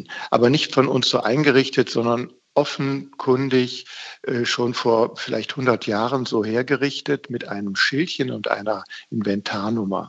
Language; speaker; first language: German; native; German